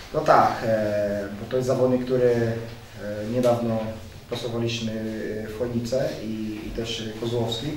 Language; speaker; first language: Polish; non-native, fluent; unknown